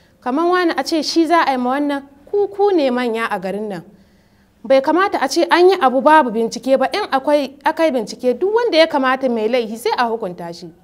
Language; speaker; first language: Hausa; native; Hausa